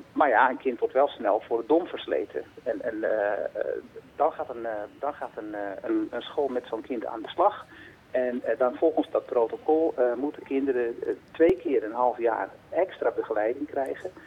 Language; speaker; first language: Dutch; native; Dutch